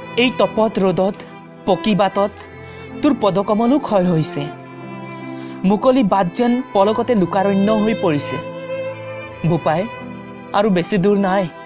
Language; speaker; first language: Assamese; non-native, local second language; Karbi